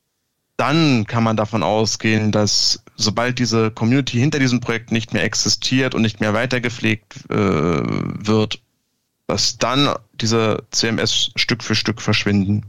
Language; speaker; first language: German; native; German